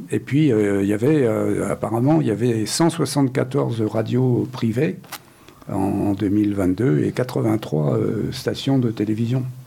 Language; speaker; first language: French; native; French